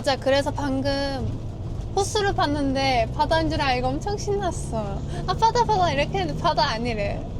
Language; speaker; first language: Korean; non-native, fluent; Turkish